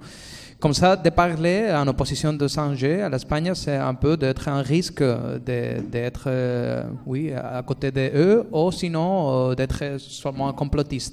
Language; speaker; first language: French; non-native, fluent; Spanish